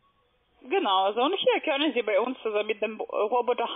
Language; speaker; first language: German; non-native, fluent; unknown